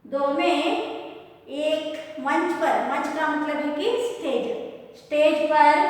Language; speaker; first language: Hindi; non-native, local second language; Kannada